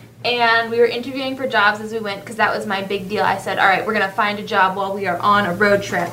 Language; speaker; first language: English; native; English